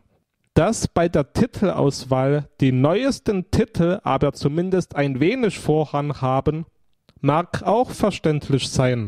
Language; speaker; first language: German; native; German